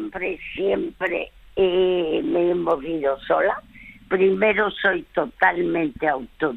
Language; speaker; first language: Spanish; early bilingual, other home language; French